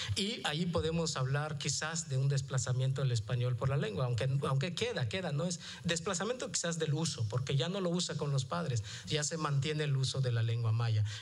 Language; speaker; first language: Spanish; non-native, local second language; Yucateco